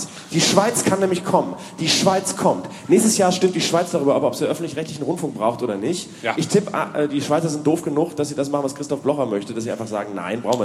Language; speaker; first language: German; native; German